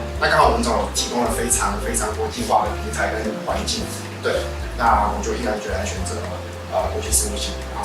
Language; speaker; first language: Chinese; native; Chinese